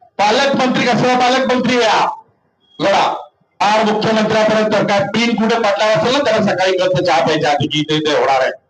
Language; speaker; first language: Marathi; native; Marathi